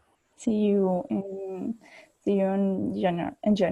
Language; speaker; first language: English; non-native, learner; Spanish